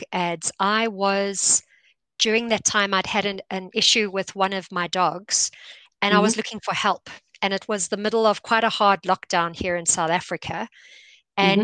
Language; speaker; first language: English; native; English